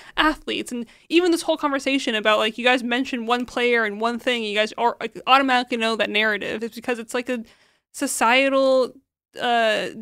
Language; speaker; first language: English; early bilingual, other home language; Arabic